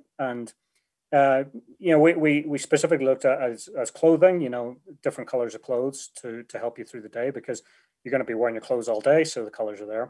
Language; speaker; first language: English; native; English